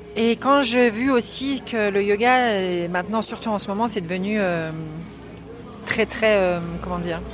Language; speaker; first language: French; native; French